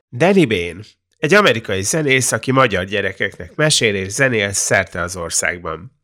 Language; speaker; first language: Hungarian; native; Hungarian